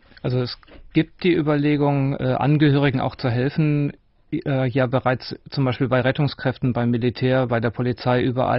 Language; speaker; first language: German; native; German